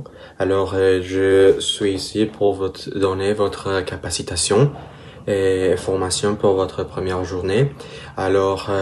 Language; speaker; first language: French; non-native, learner; Spanish